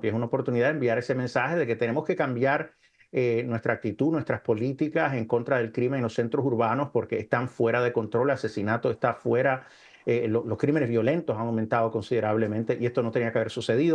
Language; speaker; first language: Spanish; native; Spanish